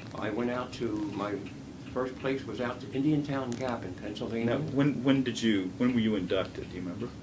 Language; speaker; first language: English; native; English